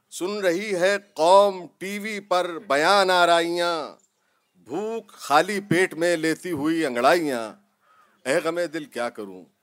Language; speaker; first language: Urdu; native; Urdu